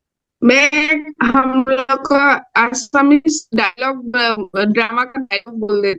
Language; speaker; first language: Hindi; non-native, local second language; Assamese